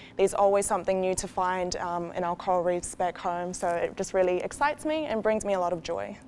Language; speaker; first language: English; native; English